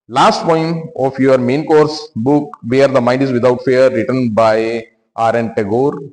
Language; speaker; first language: English; non-native, local second language; Punjabi